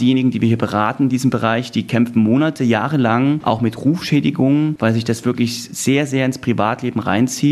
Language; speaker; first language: German; native; German